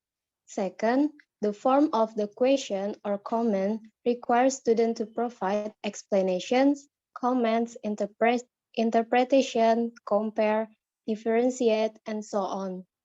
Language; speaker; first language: English; non-native, learner; Indonesian